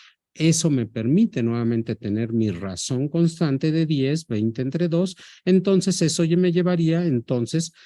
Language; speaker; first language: Spanish; native; Spanish